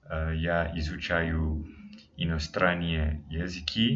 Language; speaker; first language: Russian; non-native, learner; English